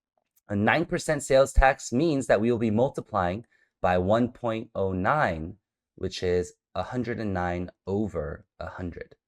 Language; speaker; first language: English; native; English